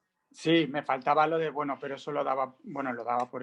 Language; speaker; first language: Spanish; native; Spanish